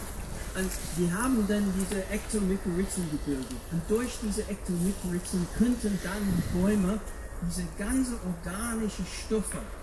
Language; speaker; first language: German; non-native, fluent; English